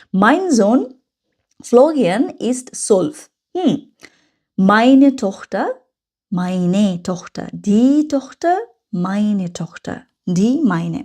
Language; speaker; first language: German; non-native, fluent; Bangla